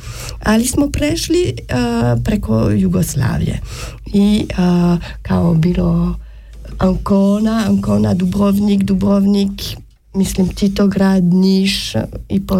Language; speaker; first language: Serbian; non-native, learner; French